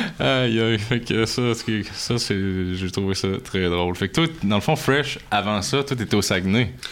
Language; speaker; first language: French; native; French